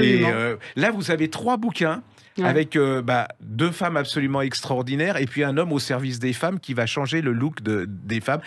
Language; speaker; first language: French; native; French